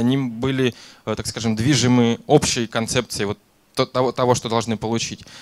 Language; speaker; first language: Russian; native; Russian